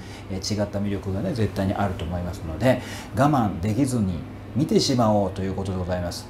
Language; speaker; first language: Japanese; native; Japanese